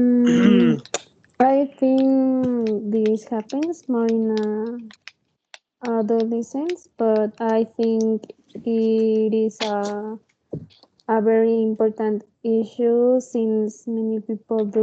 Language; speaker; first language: English; non-native, learner; Spanish